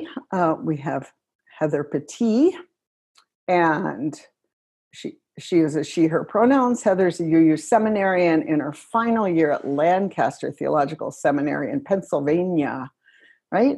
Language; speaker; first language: English; native; English